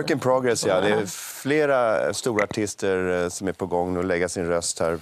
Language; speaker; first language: Swedish; native; Swedish